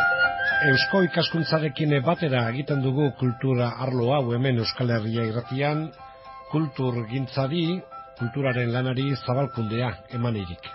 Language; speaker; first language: Basque; native; Basque